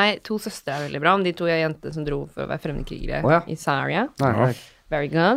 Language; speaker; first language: Norwegian; native; Norwegian